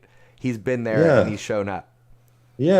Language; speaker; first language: English; native; English